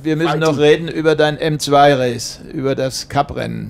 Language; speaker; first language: German; native; German